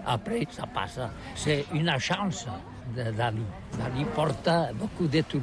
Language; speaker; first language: French; non-native, learner; Catalan